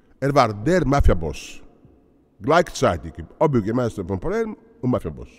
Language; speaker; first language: German; non-native, fluent; Italian